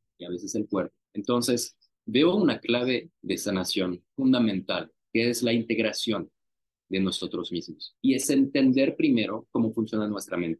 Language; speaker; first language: Spanish; non-native, fluent; French